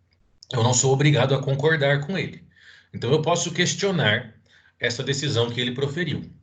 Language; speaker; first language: Portuguese; native; Portuguese